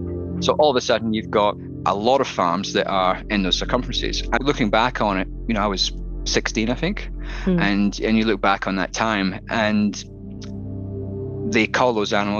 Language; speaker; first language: English; native; English